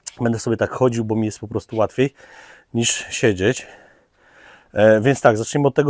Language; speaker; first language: Polish; native; Polish